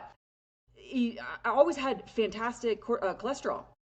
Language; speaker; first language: English; native; English